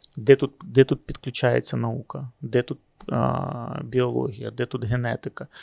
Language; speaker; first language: Ukrainian; native; Ukrainian